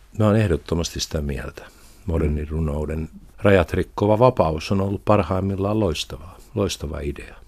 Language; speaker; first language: Finnish; native; Finnish